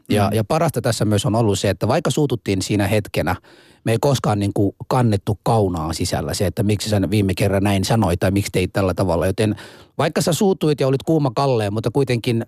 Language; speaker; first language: Finnish; non-native, fluent; Arabic